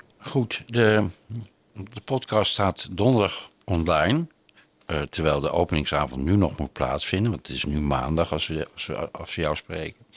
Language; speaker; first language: Dutch; native; Dutch